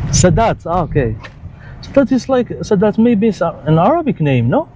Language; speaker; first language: English; non-native, local second language; Arabic